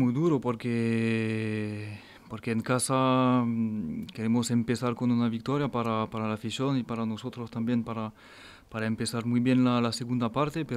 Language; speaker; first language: Spanish; non-native, fluent; French